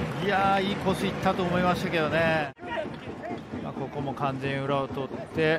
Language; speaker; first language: Japanese; native; Japanese